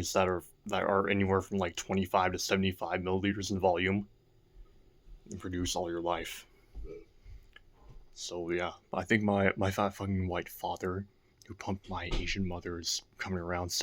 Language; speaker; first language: English; native; English